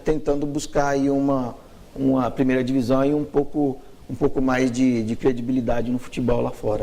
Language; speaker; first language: Portuguese; native; Portuguese